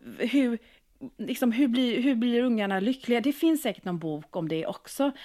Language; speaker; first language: Swedish; native; Swedish